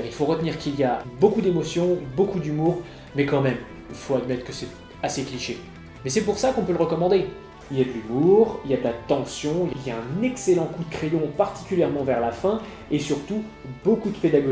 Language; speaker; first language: French; native; French